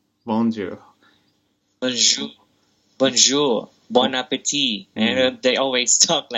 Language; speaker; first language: English; non-native, local second language; Filipino